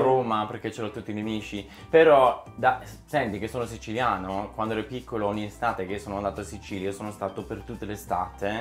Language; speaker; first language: Italian; early bilingual, heritage; English